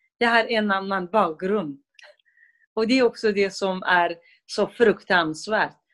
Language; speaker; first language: Swedish; non-native, fluent; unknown